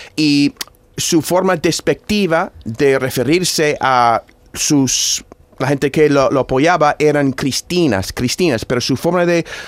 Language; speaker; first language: Spanish; non-native, fluent; English